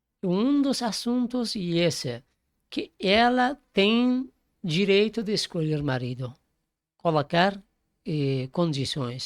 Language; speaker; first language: Portuguese; non-native, fluent; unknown